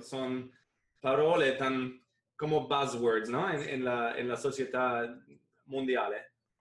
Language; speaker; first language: Italian; non-native, learner; English